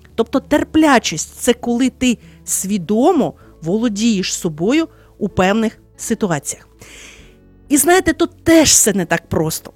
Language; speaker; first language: Ukrainian; native; Ukrainian